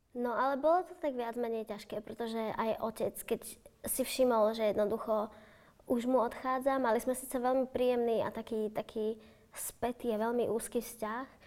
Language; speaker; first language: Slovak; native; Slovak